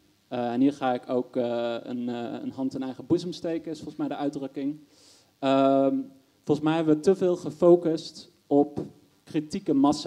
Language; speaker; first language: Dutch; native; Dutch